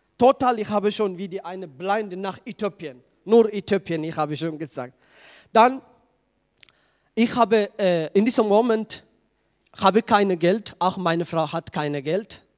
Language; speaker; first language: German; non-native, learner; Tigrinya